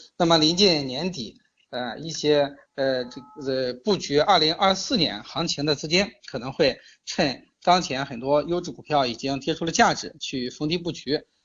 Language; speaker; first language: Chinese; native; Chinese